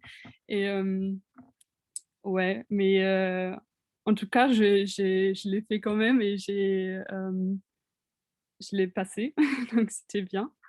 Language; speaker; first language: French; non-native, fluent; German